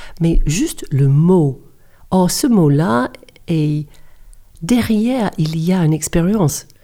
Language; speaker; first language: French; non-native, fluent; English